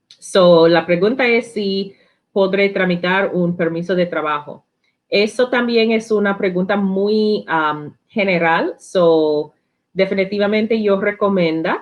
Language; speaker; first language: Spanish; non-native, learner; English